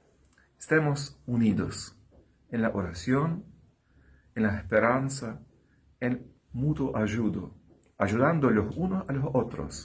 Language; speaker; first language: Spanish; non-native, fluent; Ukrainian